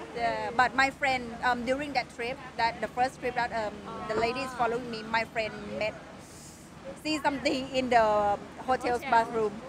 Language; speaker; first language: English; non-native, fluent; Thai